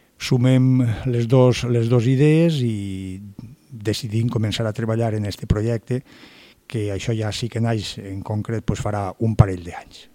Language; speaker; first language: Catalan; native; Catalan